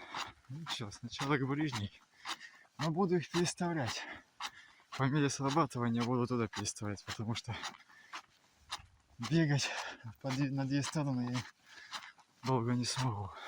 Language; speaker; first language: Russian; native; Russian